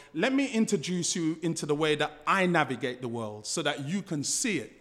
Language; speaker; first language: English; native; English